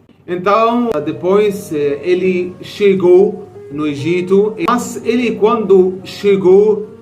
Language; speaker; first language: Portuguese; non-native, fluent; Arabic